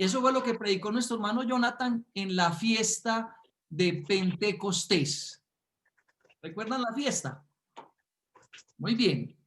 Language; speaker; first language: Spanish; native; Spanish